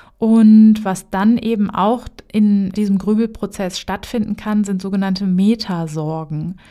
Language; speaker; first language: German; native; German